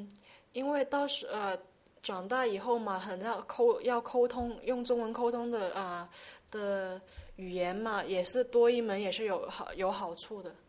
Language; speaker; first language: Chinese; early bilingual, heritage; Chinese